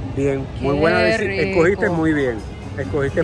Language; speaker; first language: Spanish; native; Spanish